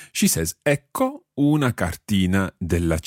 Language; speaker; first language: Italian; non-native, fluent; English